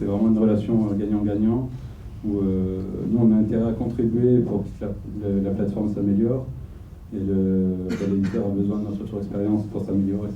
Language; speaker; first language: French; native; French